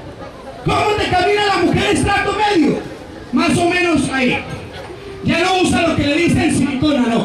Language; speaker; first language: Spanish; native; Spanish